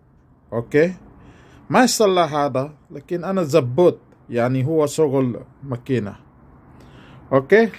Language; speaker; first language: Arabic; non-native, learner; Filipino